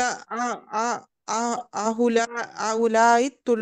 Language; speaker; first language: Arabic; non-native, learner; Urdu